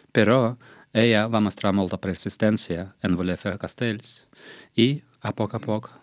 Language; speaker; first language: Catalan; non-native, fluent; Russian